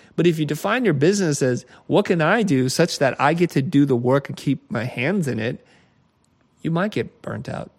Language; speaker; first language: English; native; English